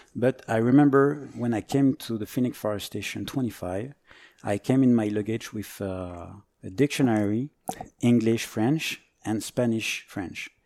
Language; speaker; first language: English; non-native, fluent; French